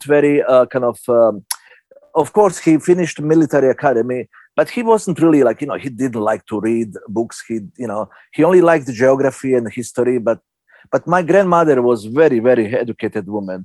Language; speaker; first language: English; non-native, fluent; Bosnian